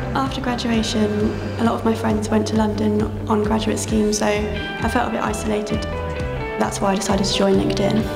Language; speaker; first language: English; native; English